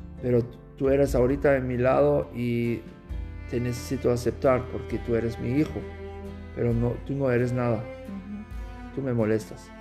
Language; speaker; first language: Spanish; non-native, learner; German